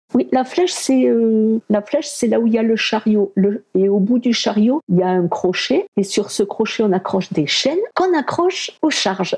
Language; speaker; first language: French; early bilingual, other home language; Spanish